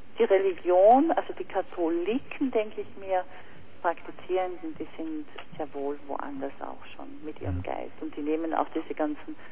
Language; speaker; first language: German; native; German